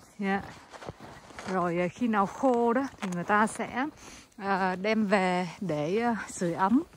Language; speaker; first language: Vietnamese; native; Vietnamese